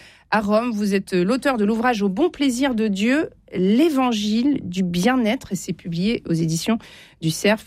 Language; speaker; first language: French; native; French